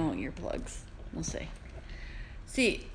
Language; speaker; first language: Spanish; non-native, learner; English